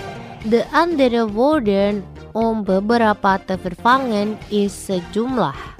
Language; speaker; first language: Dutch; non-native, fluent; Indonesian